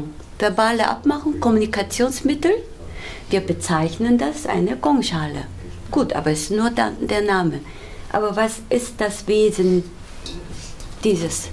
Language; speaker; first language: German; non-native, fluent; Korean